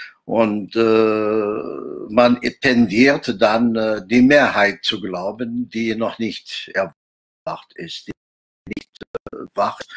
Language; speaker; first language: German; non-native, fluent; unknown